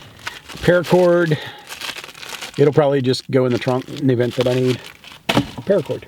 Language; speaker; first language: English; native; English